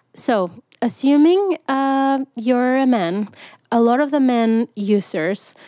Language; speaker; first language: English; non-native, fluent; Spanish